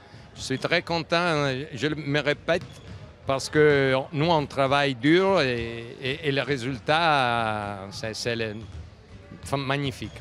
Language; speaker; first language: French; non-native, local second language; Italian